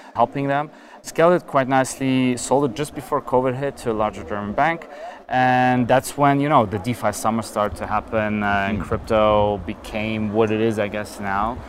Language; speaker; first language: English; non-native, fluent; German